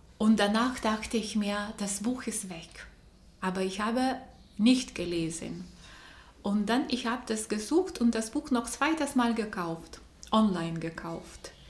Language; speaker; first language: German; non-native, fluent; Lithuanian